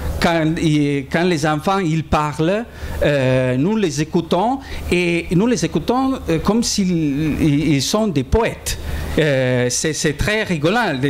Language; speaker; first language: French; non-native, fluent; Italian